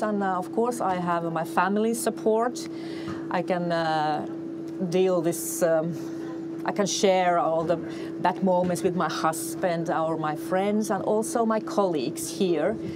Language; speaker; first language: English; non-native, learner; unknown